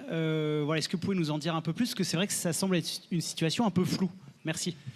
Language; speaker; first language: French; native; French